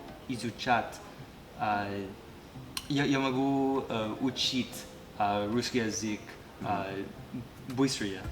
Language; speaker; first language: Russian; non-native, learner; English